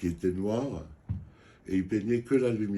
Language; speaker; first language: French; non-native, fluent; Georgian